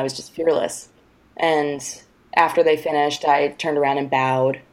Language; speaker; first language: English; native; English